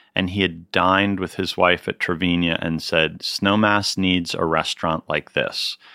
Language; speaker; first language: English; native; English